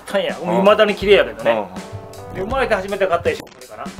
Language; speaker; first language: Japanese; native; Japanese